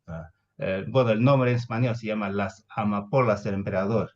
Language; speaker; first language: Spanish; non-native, fluent; Chinese